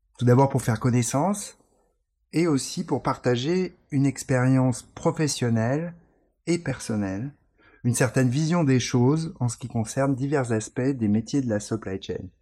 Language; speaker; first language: French; native; French